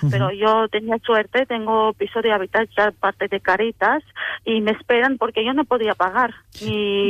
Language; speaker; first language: Spanish; non-native, learner; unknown